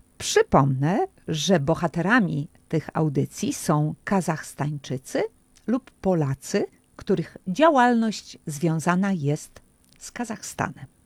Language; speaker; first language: Polish; native; Polish